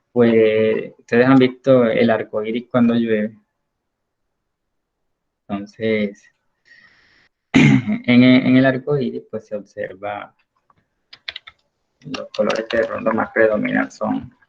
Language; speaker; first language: Spanish; native; Spanish